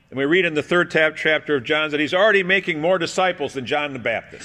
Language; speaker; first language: English; native; English